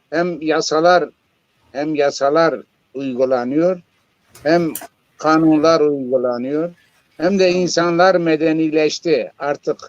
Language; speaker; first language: Turkish; non-native, local second language; Zaza